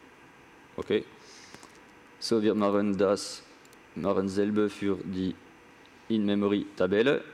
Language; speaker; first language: German; non-native, learner; French